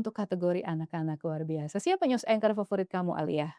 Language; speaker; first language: Indonesian; native; Indonesian